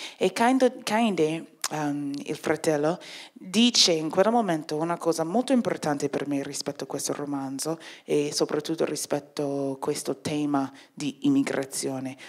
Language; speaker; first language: Italian; non-native, fluent; English